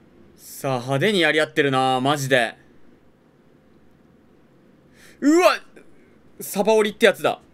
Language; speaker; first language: Japanese; native; Japanese